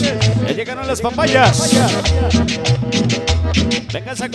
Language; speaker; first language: Spanish; native; Spanish